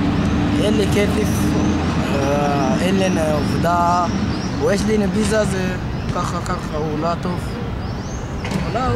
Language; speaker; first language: Hebrew; non-native, learner; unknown